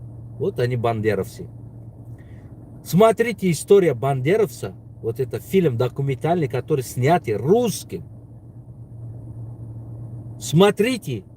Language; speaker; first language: Russian; non-native, local second language; Tajik